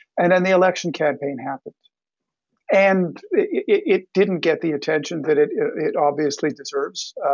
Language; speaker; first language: English; native; English